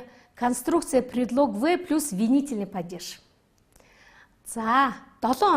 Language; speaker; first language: Russian; non-native, fluent; Mongolian